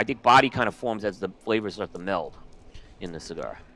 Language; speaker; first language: English; native; English